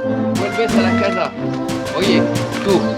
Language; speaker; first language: Spanish; non-native, learner; French